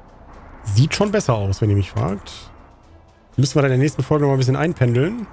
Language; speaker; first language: German; native; German